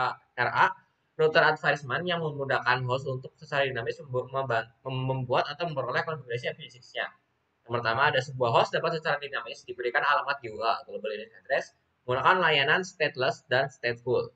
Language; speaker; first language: Indonesian; native; Indonesian